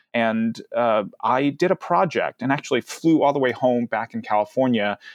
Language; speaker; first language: English; early bilingual, other home language; Cantonese